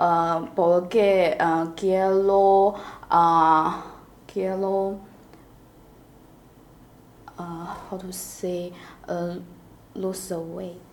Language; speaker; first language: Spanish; non-native, learner; Chinese